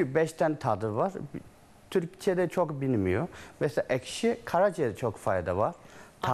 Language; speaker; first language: Turkish; non-native, learner; Chinese